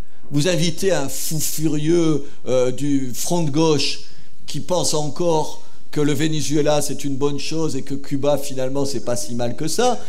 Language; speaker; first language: French; native; French